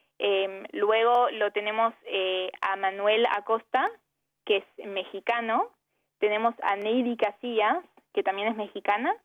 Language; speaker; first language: Spanish; early bilingual, heritage; Spanish